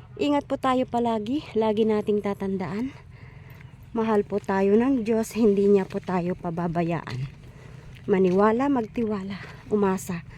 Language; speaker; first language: Filipino; non-native, local second language; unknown